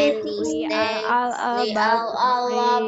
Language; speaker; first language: English; non-native, learner; Indonesian